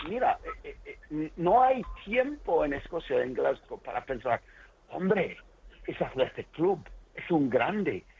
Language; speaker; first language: Spanish; non-native, learner; English